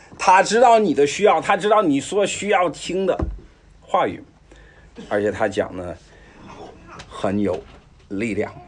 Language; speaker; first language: Chinese; non-native, fluent; English